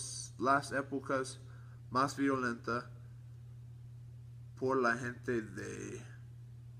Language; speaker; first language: Spanish; non-native, learner; English